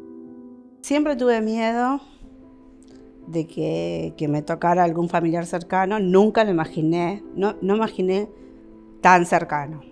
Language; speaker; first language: Spanish; native; Spanish